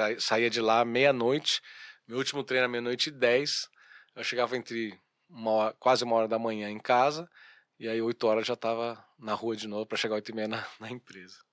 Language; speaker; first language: Portuguese; native; Portuguese